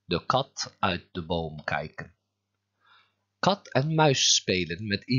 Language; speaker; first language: Dutch; non-native, fluent; Turkish